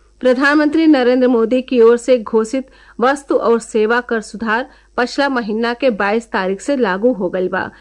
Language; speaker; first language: Bhojpuri; native; Bhojpuri